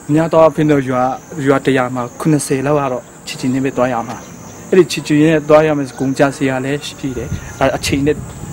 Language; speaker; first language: Burmese; non-native, local second language; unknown